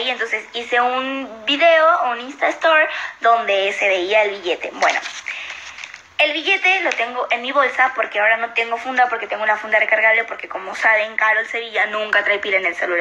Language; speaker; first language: Spanish; native; Spanish